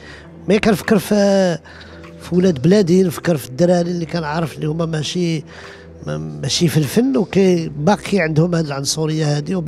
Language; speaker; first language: Arabic; early bilingual, heritage; Arabic